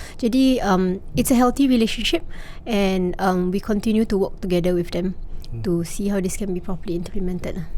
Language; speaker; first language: English; non-native, local second language; Malay